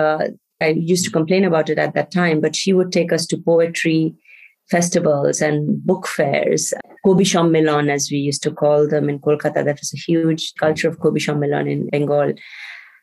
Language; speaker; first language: English; non-native, local second language; Bangla